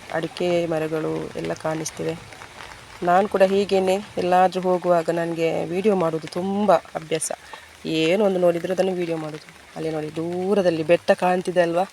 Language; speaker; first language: Kannada; non-native, local second language; Tulu